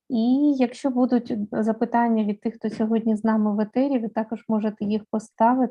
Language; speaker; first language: Ukrainian; native; Ukrainian